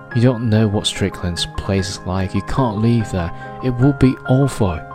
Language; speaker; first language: English; non-native, fluent; Chinese